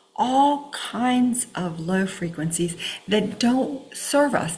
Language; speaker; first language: English; native; English